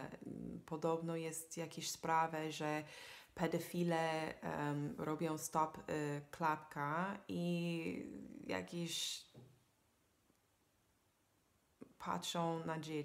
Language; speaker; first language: Polish; non-native, fluent; English